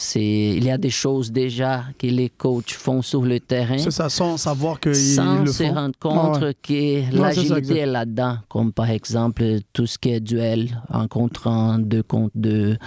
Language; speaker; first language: French; non-native, fluent; Portuguese